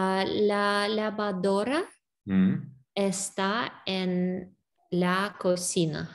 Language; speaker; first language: Spanish; non-native, learner; English